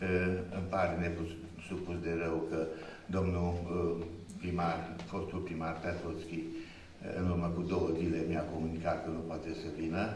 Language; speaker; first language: Romanian; non-native, local second language; Hungarian